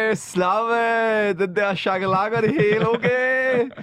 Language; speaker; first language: Danish; non-native, local second language; Persian